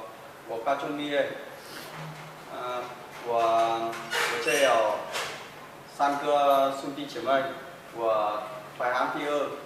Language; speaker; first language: Chinese; non-native, learner; Vietnamese